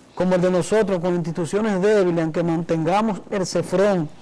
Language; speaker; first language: Spanish; native; Spanish